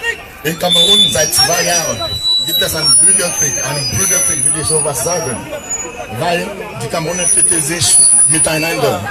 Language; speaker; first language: German; non-native, learner; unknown